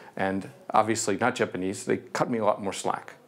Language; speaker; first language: English; native; English